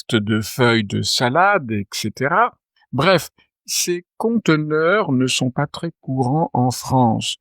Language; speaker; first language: French; native; French